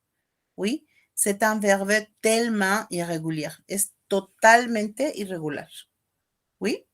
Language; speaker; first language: French; non-native, fluent; Spanish